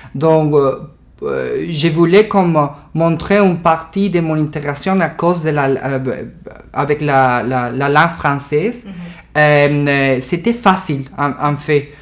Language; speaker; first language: French; non-native, learner; Spanish